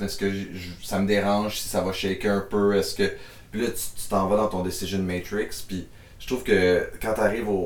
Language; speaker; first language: French; native; French